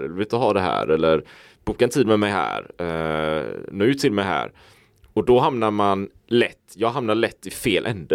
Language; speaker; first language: Swedish; native; Swedish